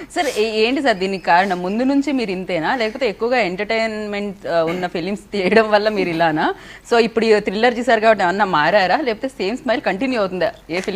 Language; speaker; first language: Telugu; native; Telugu